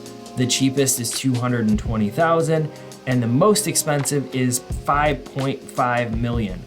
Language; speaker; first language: English; native; English